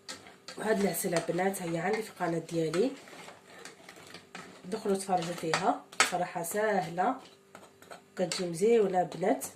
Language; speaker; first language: Arabic; native; Arabic